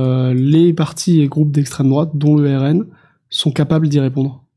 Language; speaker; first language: French; native; French